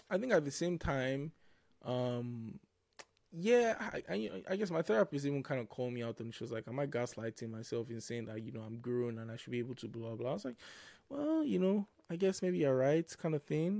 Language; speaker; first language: English; non-native, local second language; Yoruba